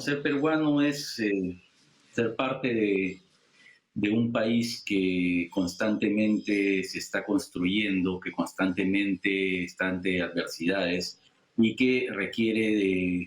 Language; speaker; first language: Spanish; native; Spanish